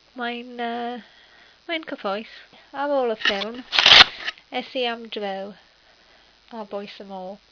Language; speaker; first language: Welsh; non-native, learner; English